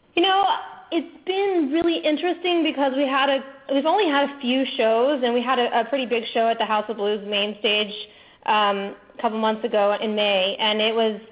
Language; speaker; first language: English; native; English